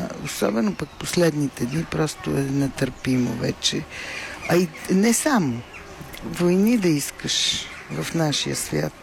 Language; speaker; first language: Bulgarian; native; Bulgarian